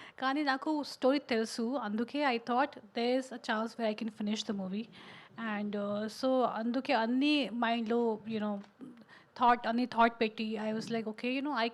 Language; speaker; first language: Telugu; non-native, fluent; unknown